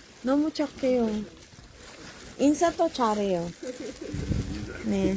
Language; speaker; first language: Korean; non-native, learner; Filipino